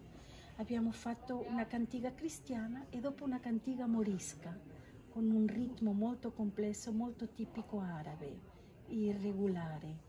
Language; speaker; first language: Italian; non-native, fluent; Catalan